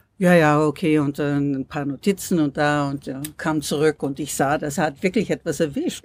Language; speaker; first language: German; non-native, fluent; English